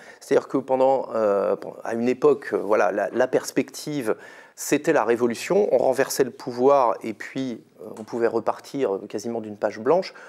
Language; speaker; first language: French; native; French